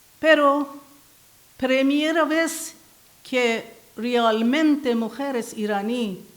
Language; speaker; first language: Spanish; non-native, learner; Persian